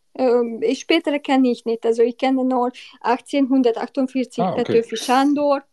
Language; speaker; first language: German; non-native, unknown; Hungarian